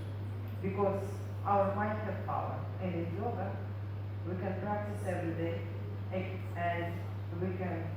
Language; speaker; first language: English; non-native, learner; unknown